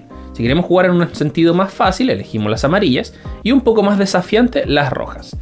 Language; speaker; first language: Spanish; native; Spanish